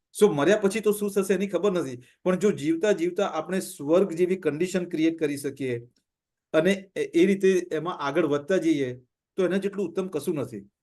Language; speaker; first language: Gujarati; non-native, local second language; Punjabi